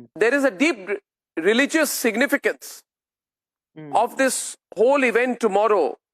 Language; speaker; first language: English; non-native, local second language; Hindi